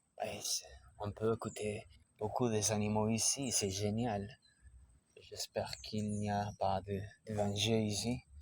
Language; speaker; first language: French; non-native, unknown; Spanish